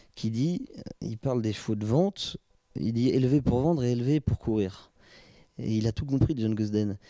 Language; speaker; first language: French; native; French